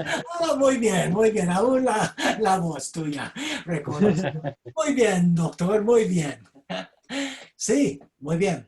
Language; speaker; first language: Spanish; non-native, fluent; English